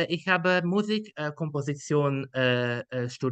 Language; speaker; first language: German; non-native, learner; Dutch